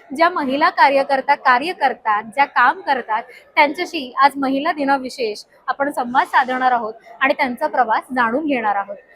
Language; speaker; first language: Marathi; native; Marathi